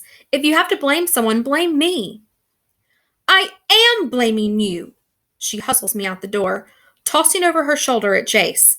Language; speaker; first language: English; native; English